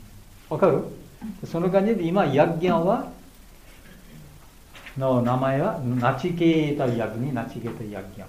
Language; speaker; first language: Japanese; non-native, learner; Bangla